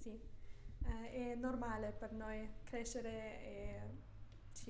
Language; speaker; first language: Italian; non-native, learner; German